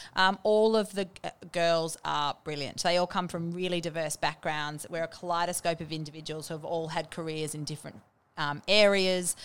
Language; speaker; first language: English; native; English